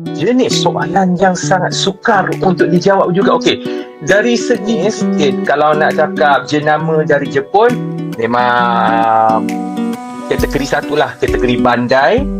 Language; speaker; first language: Malay; non-native, local second language; Chinese